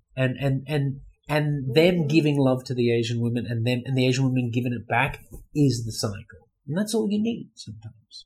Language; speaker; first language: English; native; English